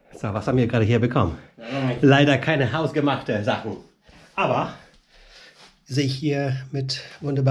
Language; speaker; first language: German; non-native, fluent; Polish